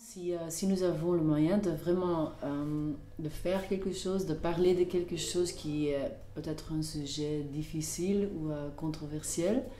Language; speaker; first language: French; non-native, local second language; Dutch